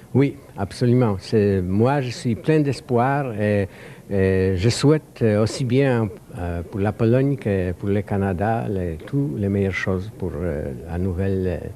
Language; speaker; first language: French; non-native, fluent; Polish